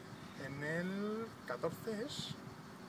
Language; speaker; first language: Spanish; native; Spanish